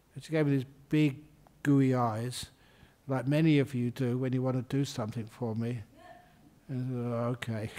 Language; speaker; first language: English; native; English